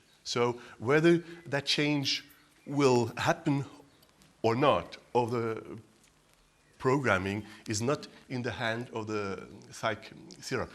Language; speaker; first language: English; non-native, fluent; German